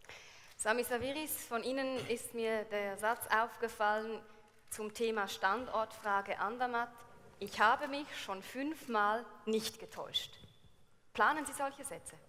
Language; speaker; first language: German; native; German